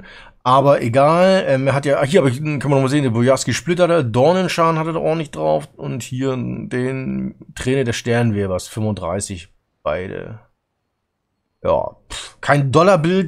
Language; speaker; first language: German; native; German